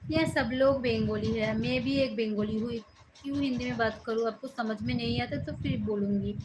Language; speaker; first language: Hindi; non-native, local second language; Bangla